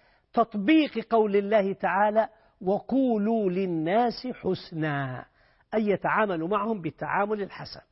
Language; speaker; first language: Arabic; native; Arabic